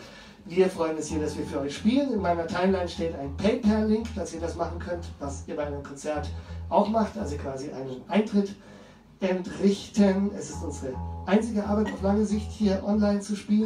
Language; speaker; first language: German; native; German